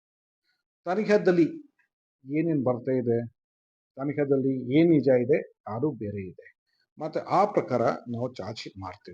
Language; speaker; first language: Kannada; non-native, fluent; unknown